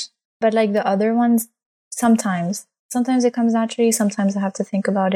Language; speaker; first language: English; non-native, fluent; French